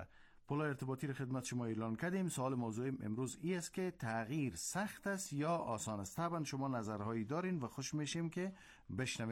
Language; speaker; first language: Persian; native; Persian